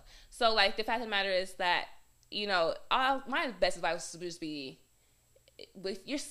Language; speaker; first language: English; native; English